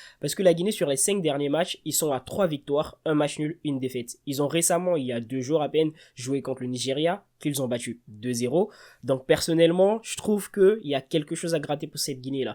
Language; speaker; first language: French; early bilingual, other home language; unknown